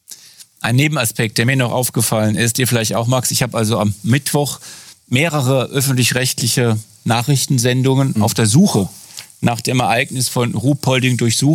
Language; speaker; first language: German; native; German